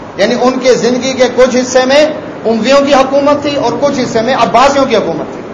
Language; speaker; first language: Urdu; non-native, local second language; Saraiki